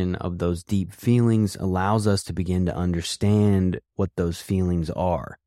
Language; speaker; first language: English; native; English